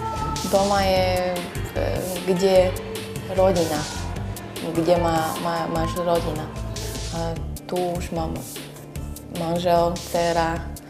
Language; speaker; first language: Slovak; non-native, learner; Chinese